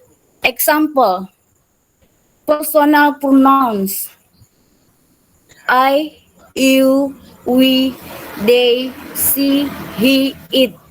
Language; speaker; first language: English; non-native, learner; Indonesian